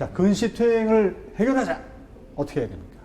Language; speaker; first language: Korean; native; Korean